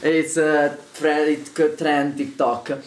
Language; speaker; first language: English; non-native, learner; Italian